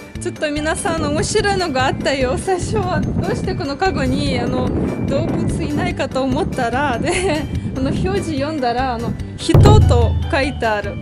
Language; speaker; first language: Japanese; non-native, fluent; Russian